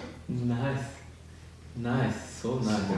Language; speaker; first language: English; non-native, learner; Japanese